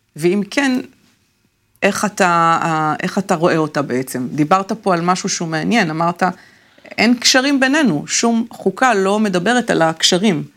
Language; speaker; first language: Hebrew; native; Hebrew